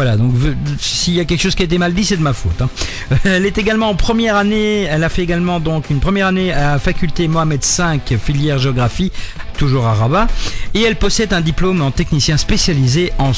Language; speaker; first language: French; native; French